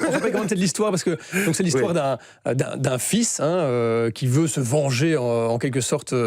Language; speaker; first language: French; native; French